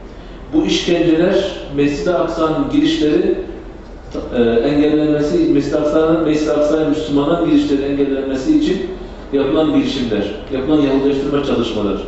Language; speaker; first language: Turkish; native; Turkish